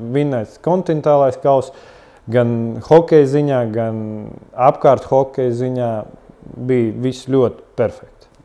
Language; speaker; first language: Latvian; non-native, local second language; Russian